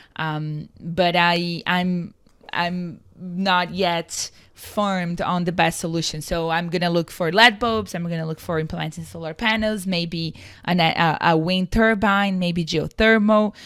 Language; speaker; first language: English; non-native, fluent; Portuguese